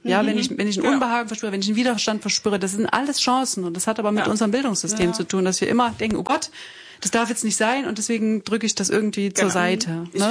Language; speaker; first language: German; native; German